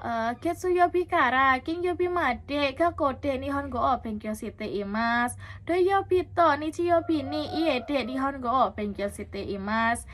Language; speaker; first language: Japanese; non-native, learner; Indonesian